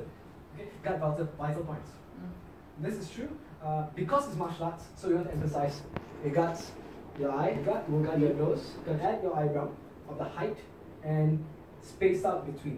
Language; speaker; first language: English; non-native, local second language; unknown